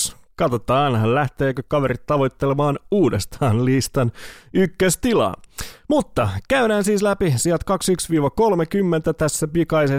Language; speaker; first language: Finnish; native; Finnish